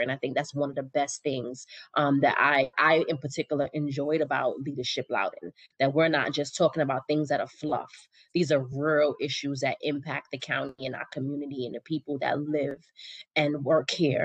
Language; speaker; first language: English; native; English